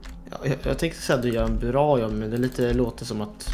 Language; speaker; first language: Swedish; non-native, fluent; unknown